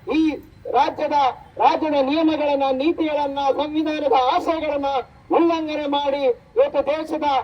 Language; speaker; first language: Kannada; native; Kannada